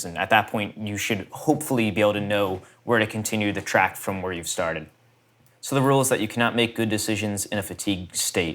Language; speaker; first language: English; native; English